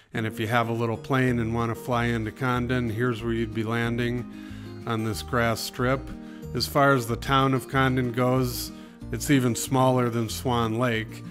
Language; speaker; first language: English; native; English